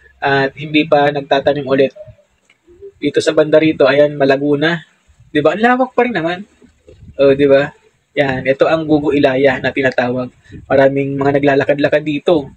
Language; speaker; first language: Filipino; non-native, local second language; Bikol